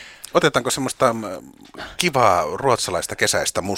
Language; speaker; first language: Finnish; native; Finnish